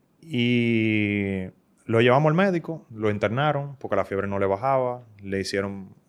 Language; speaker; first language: Spanish; native; Spanish